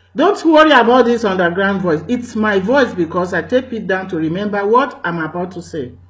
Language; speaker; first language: English; non-native, local second language; Yoruba